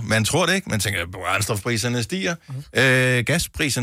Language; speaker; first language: Danish; native; Danish